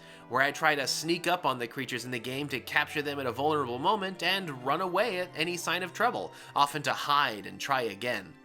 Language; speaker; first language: English; native; English